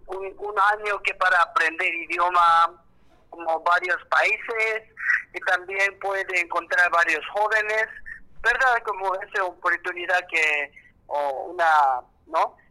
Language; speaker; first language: Spanish; non-native, learner; Korean